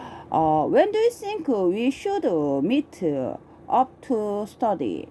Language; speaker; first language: English; non-native, learner; Korean